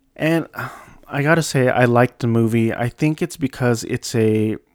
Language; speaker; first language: English; native; English